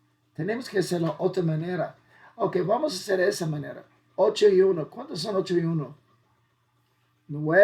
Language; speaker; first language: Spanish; non-native, fluent; English